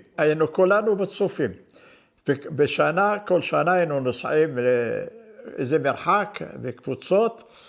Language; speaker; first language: Hebrew; non-native, fluent; Arabic